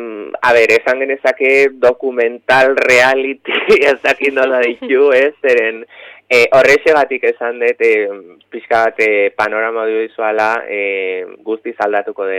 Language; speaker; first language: Basque; native; Basque